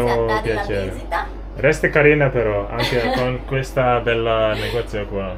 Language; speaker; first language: Italian; non-native, learner; English